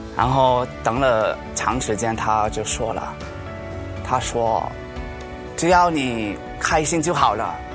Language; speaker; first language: Chinese; early bilingual, heritage; Chinese